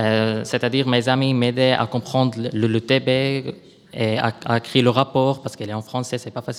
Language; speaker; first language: French; non-native, learner; Arabic